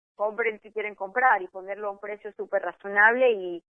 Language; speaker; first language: Spanish; native; Spanish